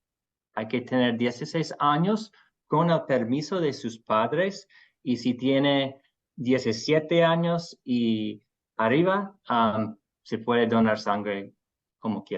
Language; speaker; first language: Spanish; non-native, fluent; English